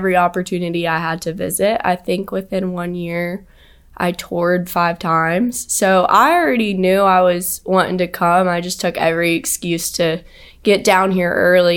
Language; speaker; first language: English; native; English